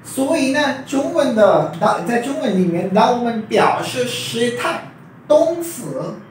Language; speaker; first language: Chinese; non-native, fluent; Urdu